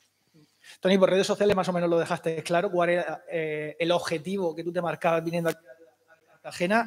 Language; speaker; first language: Spanish; native; Spanish